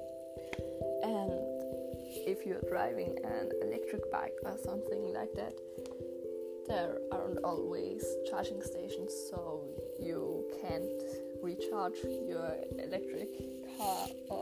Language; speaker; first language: English; non-native, fluent; German